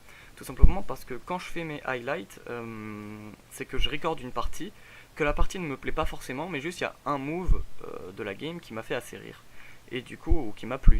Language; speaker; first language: French; native; French